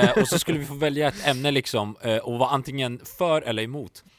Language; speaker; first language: Swedish; early bilingual, other home language; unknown